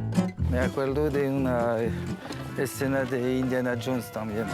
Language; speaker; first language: Spanish; non-native, learner; French